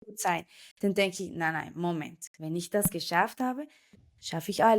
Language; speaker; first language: German; non-native, fluent; Spanish